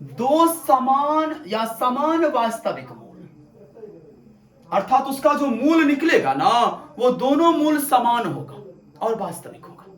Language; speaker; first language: Hindi; native; Hindi